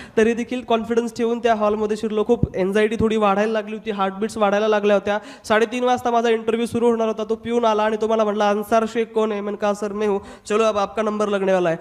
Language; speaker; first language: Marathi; non-native, local second language; Hindi